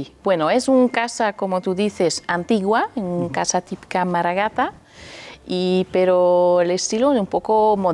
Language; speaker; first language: Spanish; non-native, learner; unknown